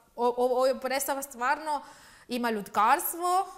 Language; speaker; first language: Croatian; non-native, learner; Spanish